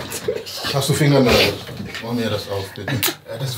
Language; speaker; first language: German; native; German